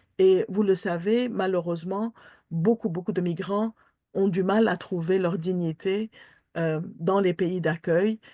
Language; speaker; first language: French; non-native, local second language; Armenian